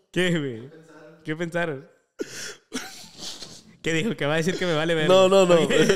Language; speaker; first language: Spanish; native; Spanish